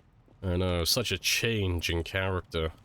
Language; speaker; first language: English; native; English